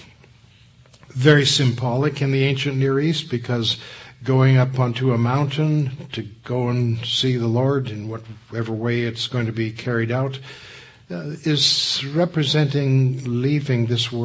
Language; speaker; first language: English; native; English